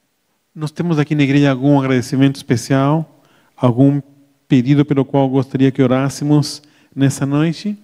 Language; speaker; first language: Portuguese; native; Portuguese